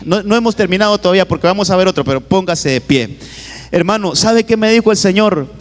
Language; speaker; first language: Spanish; native; Spanish